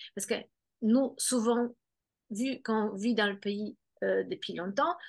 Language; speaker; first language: French; non-native, fluent; Polish